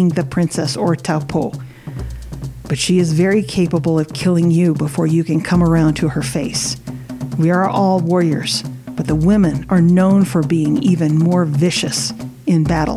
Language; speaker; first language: English; early bilingual, other home language; Samoan